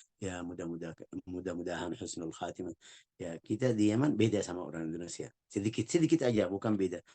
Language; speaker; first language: Indonesian; non-native, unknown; Arabic